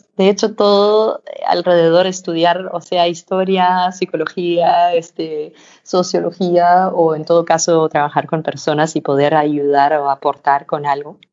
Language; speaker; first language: Spanish; non-native, fluent; Danish